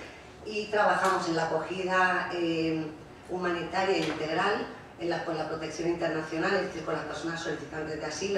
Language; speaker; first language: Spanish; native; Spanish